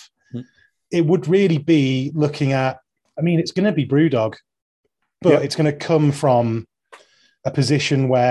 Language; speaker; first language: English; native; English